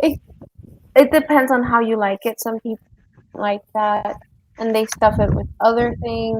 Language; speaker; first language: English; non-native, fluent; Spanish